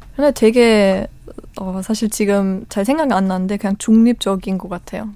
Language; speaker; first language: Korean; non-native, fluent; German